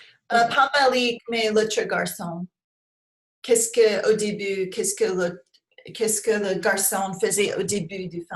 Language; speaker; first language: French; non-native, learner; English